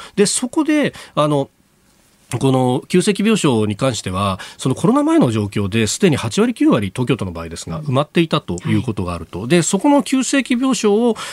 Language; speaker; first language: Japanese; native; Japanese